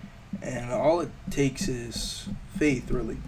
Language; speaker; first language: English; native; English